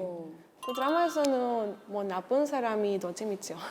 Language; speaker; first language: Korean; non-native, fluent; Spanish